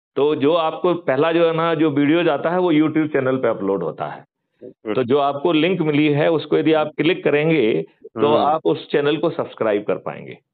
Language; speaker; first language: Hindi; native; Hindi